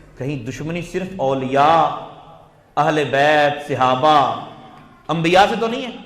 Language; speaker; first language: Urdu; native; Urdu